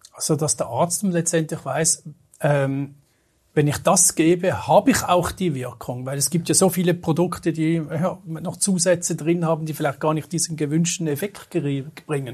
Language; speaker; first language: German; native; German